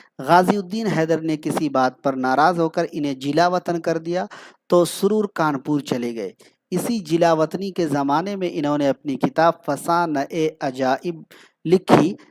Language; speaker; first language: Urdu; native; Urdu